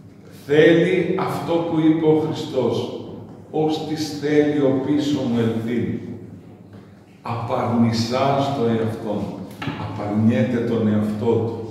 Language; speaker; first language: Greek; native; Greek